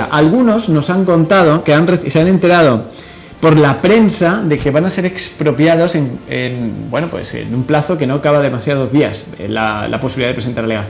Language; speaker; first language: Spanish; native; Spanish